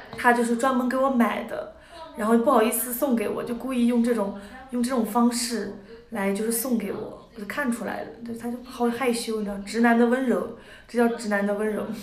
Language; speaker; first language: Chinese; native; Chinese